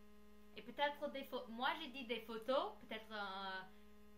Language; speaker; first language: French; non-native, learner; English